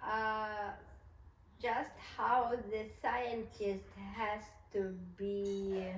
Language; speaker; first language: English; non-native, learner; Russian